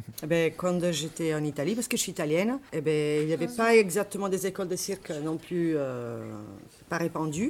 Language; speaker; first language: French; non-native, fluent; Italian